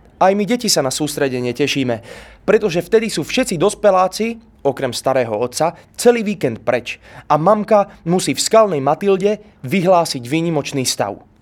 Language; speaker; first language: Slovak; native; Slovak